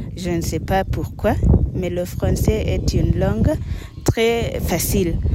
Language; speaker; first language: French; non-native, learner; Swahili